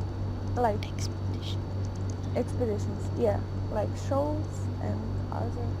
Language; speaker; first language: English; non-native, learner; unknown